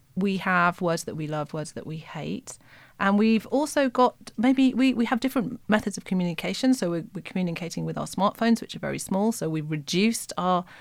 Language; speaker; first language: English; native; English